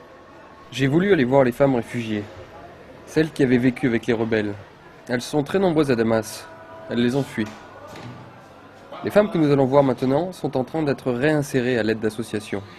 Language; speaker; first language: French; native; French